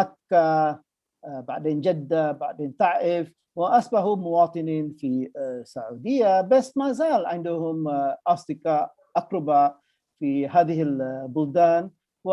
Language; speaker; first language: Arabic; non-native, fluent; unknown